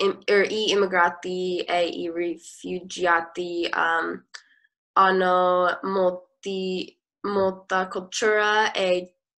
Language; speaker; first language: Italian; non-native, learner; English